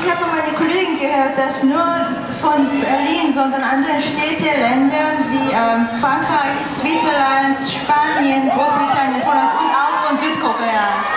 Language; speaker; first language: German; non-native, learner; Korean